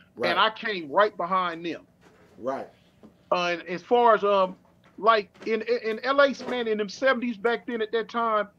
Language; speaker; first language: English; native; English